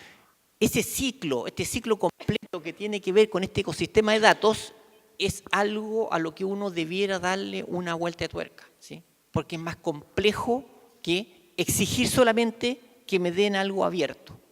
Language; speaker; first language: Spanish; native; Spanish